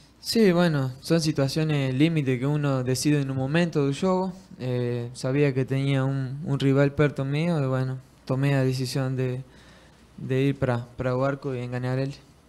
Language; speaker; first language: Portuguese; non-native, learner; Spanish